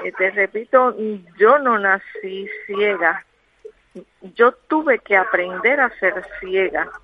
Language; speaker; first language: Spanish; native; Spanish